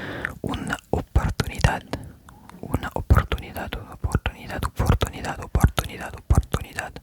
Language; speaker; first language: Spanish; non-native, learner; French